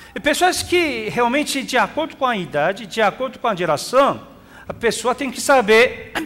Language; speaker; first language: Portuguese; non-native, fluent; Korean